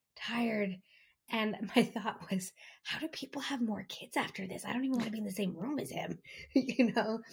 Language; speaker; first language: English; native; English